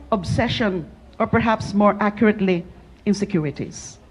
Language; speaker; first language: English; non-native, local second language; Filipino